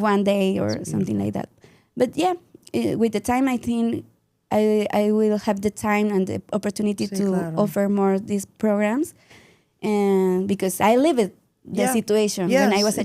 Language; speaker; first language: English; non-native, learner; Spanish